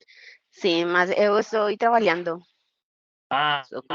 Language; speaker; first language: Portuguese; non-native, learner; Spanish